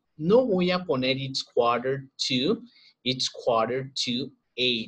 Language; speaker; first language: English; non-native, learner; Spanish